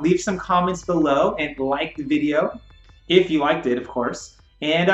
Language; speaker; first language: English; native; English